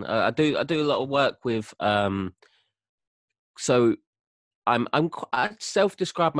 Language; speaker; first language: English; native; English